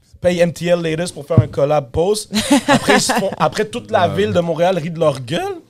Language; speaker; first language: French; native; French